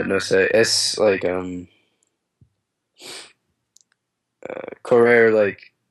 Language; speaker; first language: Spanish; non-native, learner; English